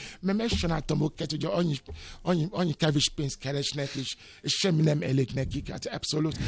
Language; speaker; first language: Hungarian; non-native, fluent; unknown